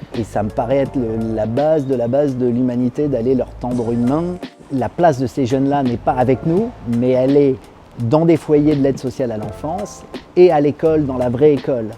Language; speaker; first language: French; native; French